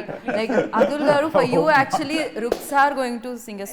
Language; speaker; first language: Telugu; native; Telugu